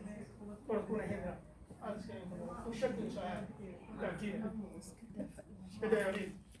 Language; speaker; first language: Swedish; non-native, learner; Somali